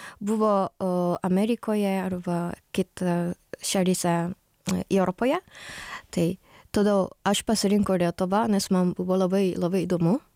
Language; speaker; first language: Lithuanian; non-native, learner; Japanese